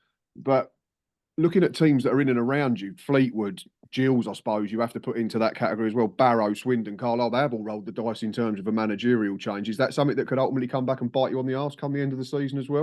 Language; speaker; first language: English; native; English